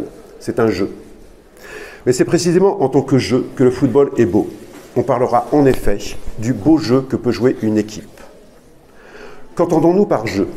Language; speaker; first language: French; native; French